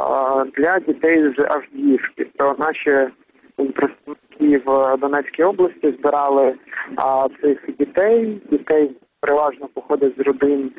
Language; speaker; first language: Ukrainian; native; Ukrainian